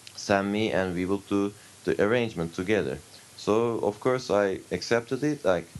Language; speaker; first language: English; non-native, fluent; Turkish